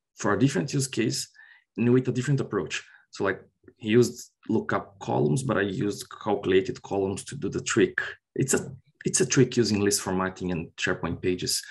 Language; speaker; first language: English; non-native, fluent; Portuguese